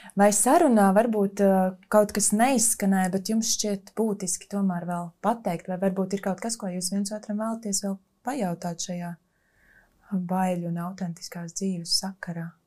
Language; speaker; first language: Latvian; native; Latvian